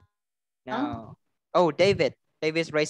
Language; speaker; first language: English; non-native, fluent; Vietnamese